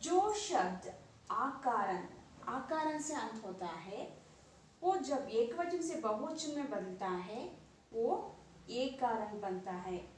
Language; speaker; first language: Hindi; non-native, local second language; Kannada